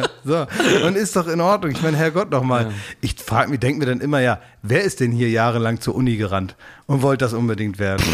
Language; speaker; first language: German; native; German